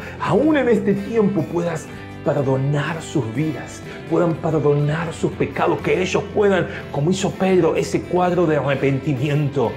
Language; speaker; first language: Spanish; native; Spanish